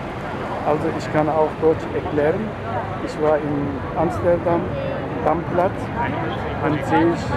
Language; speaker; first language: German; non-native, learner; Turkish